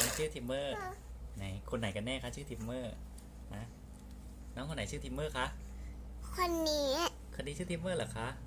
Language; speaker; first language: Thai; native; Thai